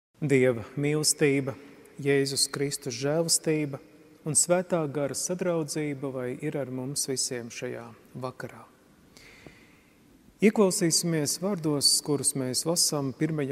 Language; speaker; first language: Latvian; native; Latvian